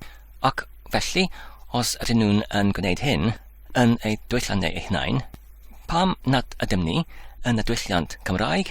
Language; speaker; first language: Welsh; non-native, learner; English